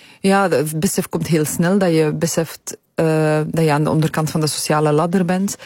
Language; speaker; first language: Dutch; early bilingual, other home language; Polish